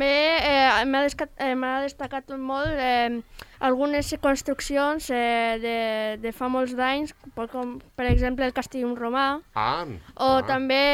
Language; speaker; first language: Catalan; non-native, local second language; Spanish